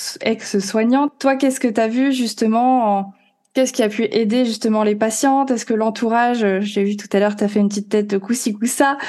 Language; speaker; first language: French; native; French